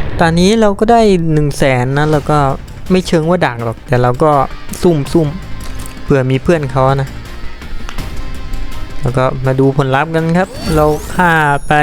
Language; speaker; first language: Thai; native; Thai